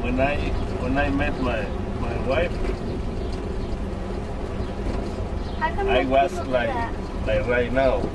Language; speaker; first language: English; non-native, learner; Spanish